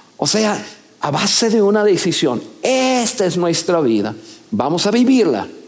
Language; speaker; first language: Spanish; non-native, fluent; English